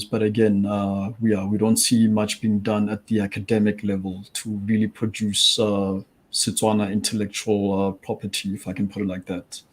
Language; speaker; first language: English; non-native, local second language; Tswana